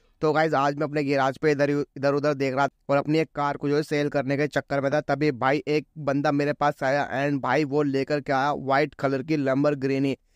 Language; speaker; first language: Hindi; native; Hindi